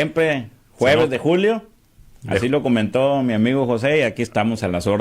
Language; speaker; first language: Spanish; native; Spanish